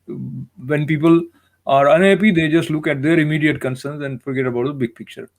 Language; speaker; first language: English; non-native, local second language; Hindi